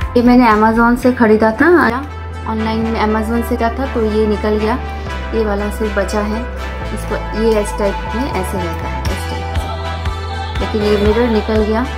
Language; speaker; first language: Hindi; non-native, local second language; Bangla